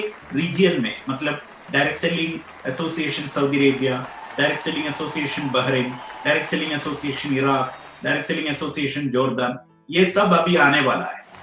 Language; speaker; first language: Hindi; non-native, local second language; Malayalam